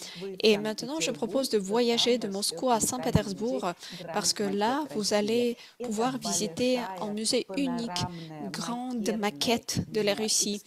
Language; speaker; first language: French; non-native, fluent; Russian